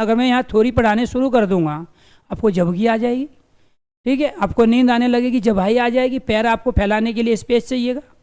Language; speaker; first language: Hindi; native; Hindi